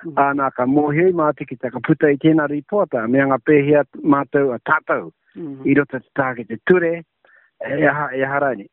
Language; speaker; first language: Māori; native; Māori